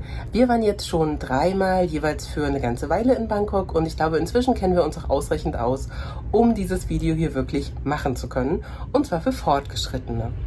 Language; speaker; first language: German; native; German